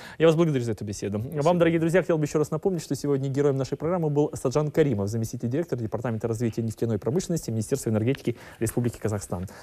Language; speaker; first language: Russian; native; Russian